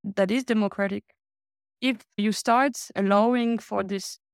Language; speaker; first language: English; non-native, fluent; French